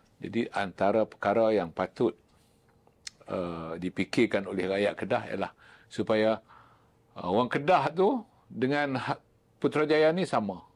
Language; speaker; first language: Malay; native; Malay